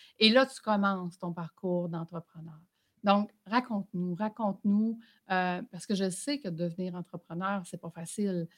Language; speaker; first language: French; native; French